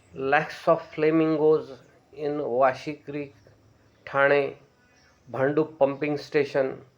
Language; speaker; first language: English; non-native, local second language; Marathi